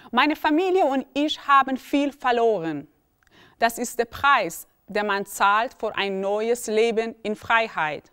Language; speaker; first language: German; early bilingual, other home language; Persian